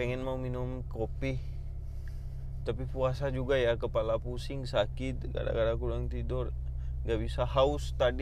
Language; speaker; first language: Indonesian; non-native, fluent; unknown